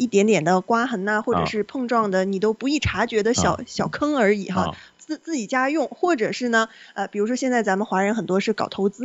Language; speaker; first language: Chinese; native; Chinese